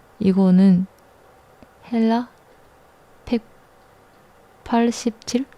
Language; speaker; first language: Korean; non-native, learner; Japanese